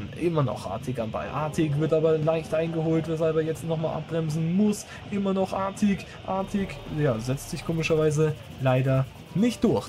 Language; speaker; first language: German; native; German